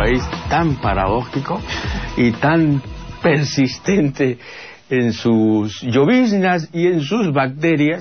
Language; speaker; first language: Spanish; native; Spanish